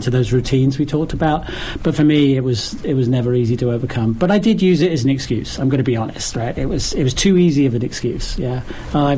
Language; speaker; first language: English; native; English